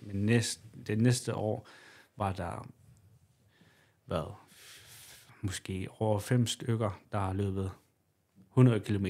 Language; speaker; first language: Danish; non-native, local second language; Kalaallisut